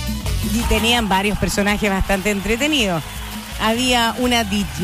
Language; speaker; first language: Spanish; native; Spanish